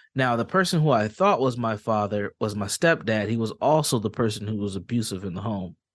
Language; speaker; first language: English; native; English